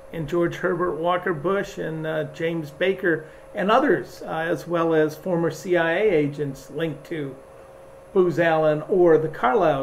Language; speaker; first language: English; native; English